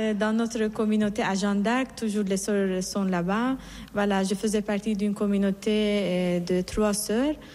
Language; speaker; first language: French; non-native, fluent; Persian